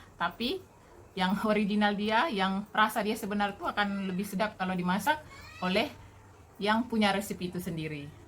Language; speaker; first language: Indonesian; native; Indonesian